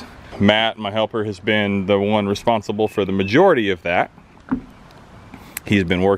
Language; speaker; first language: English; native; English